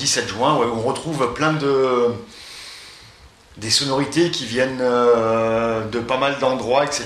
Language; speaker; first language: French; native; French